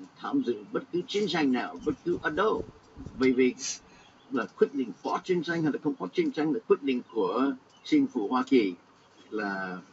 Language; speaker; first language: Vietnamese; non-native, fluent; English